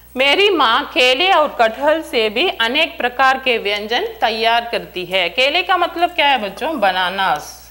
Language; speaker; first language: Hindi; non-native, local second language; Tamil